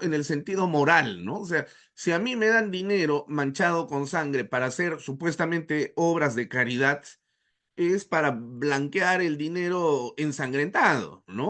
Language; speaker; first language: Spanish; native; Spanish